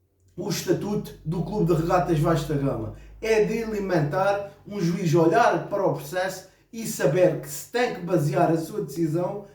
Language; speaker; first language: Portuguese; native; Portuguese